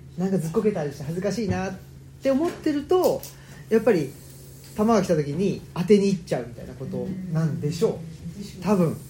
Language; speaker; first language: Japanese; native; Japanese